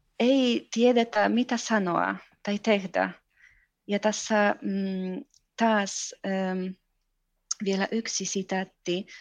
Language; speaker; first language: Finnish; non-native, fluent; Polish